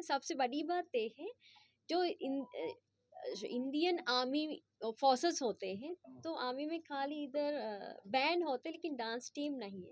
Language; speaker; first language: Hindi; non-native, fluent; Sinhala